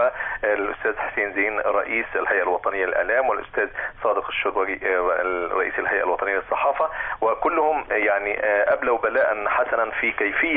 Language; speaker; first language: Arabic; native; Arabic